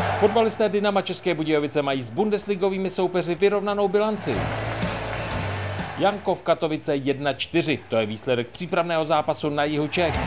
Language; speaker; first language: Czech; native; Czech